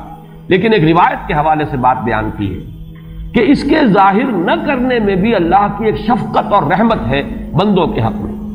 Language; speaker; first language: Urdu; native; Urdu